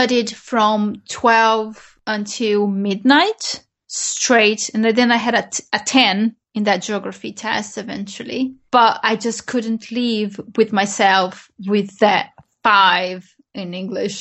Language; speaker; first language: English; non-native, fluent; Portuguese